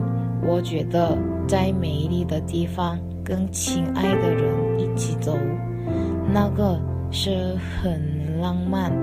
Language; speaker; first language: Chinese; non-native, learner; Korean